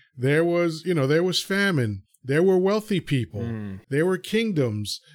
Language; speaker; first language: English; early bilingual, other home language; Spanish